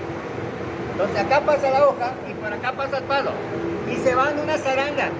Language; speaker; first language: Spanish; native; Spanish